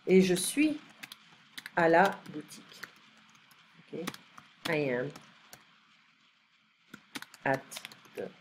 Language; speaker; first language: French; non-native, fluent; English